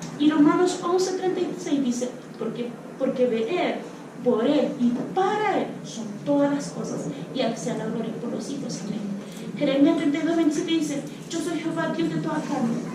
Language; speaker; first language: Spanish; non-native, local second language; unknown